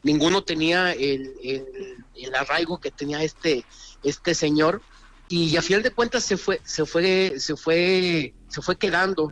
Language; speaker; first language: Spanish; native; Spanish